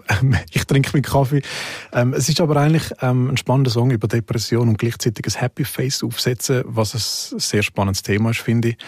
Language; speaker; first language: German; native; German